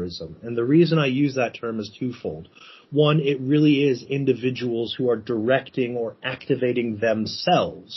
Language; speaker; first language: English; native; English